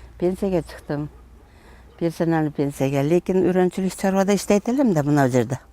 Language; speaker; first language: Kyrgyz; non-native, local second language; Uzbek